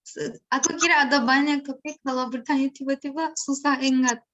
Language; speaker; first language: Indonesian; non-native, learner; Turkish